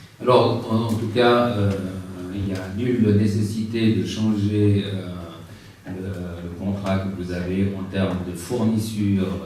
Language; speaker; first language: French; native; French